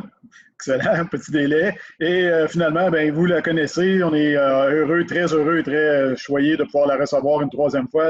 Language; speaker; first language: French; native; French